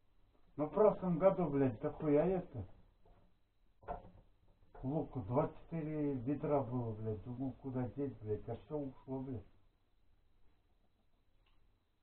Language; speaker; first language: Russian; native; Russian